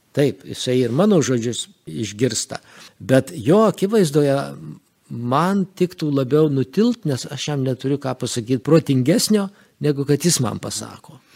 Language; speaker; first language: Lithuanian; native; Lithuanian